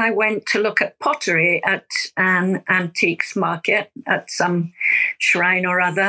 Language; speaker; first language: English; native; English